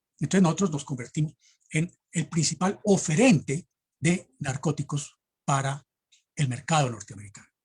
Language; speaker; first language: Spanish; native; Spanish